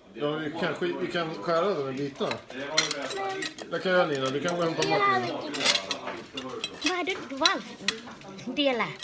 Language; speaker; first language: Swedish; non-native, learner; Thai